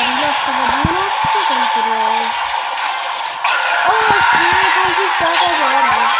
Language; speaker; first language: Italian; native; Italian